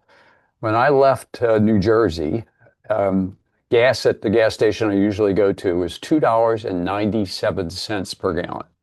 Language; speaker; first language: English; native; English